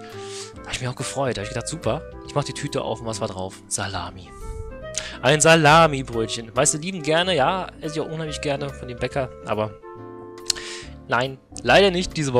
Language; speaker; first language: German; native; German